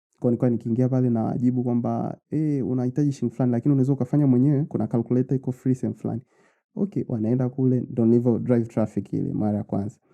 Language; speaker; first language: Swahili; native; Swahili